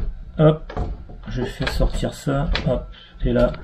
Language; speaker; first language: French; native; French